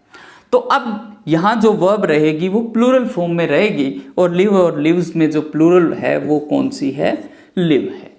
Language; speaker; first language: Hindi; native; Hindi